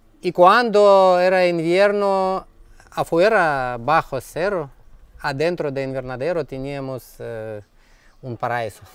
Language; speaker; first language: Spanish; non-native, learner; Russian